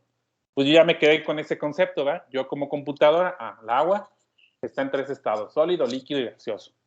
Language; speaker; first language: Spanish; native; Spanish